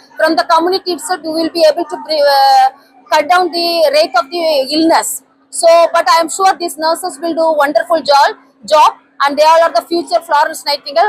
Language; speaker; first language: English; non-native, local second language; Tamil